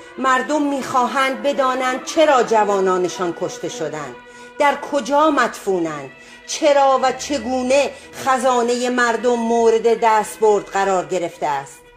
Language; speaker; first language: Persian; native; Persian